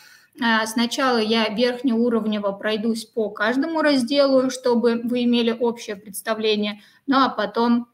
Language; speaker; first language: Russian; native; Russian